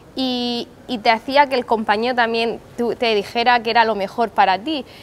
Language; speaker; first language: Spanish; native; Spanish